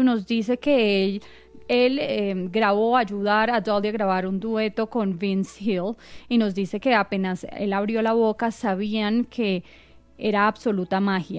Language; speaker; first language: Spanish; native; Spanish